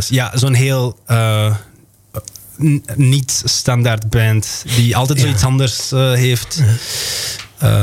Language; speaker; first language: Dutch; non-native, local second language; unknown